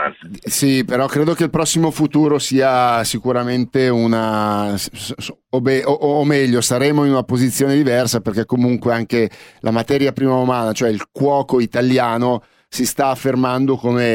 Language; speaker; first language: Italian; native; Italian